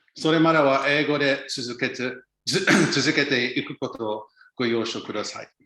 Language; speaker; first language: Japanese; early bilingual, other home language; English